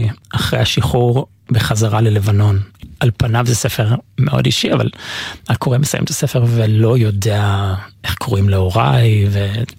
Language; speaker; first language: Hebrew; non-native, fluent; English